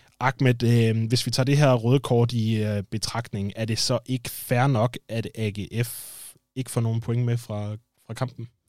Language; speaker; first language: Danish; native; Danish